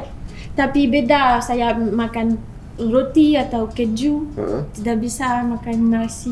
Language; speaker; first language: Indonesian; non-native, learner; French